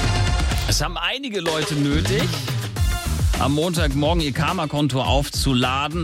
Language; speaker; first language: German; native; German